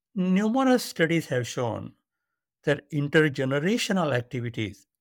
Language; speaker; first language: English; non-native, local second language; Marathi